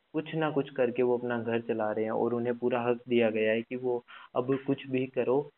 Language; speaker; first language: Hindi; native; Hindi